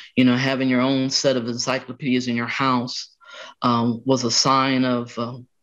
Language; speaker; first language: English; native; English